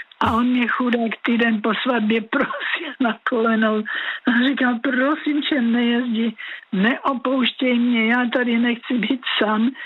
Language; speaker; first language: Czech; native; Czech